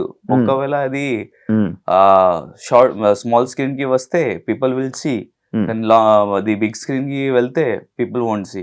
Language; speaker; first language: Telugu; non-native, learner; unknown